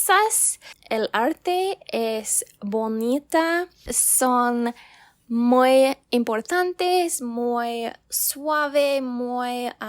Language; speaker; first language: Spanish; non-native, learner; English